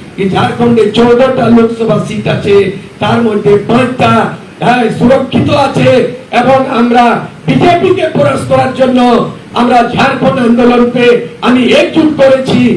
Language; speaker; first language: Bangla; non-native, local second language; Santali